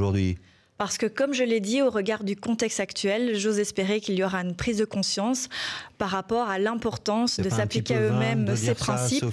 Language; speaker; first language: French; native; French